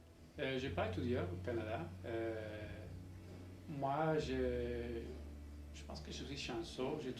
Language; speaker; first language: French; non-native, learner; English